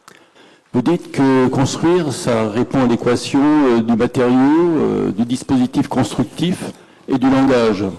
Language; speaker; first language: French; native; French